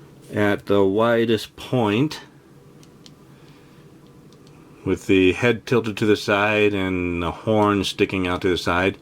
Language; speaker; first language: English; native; English